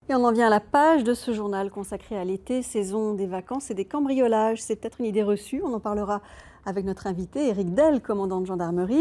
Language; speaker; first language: French; native; French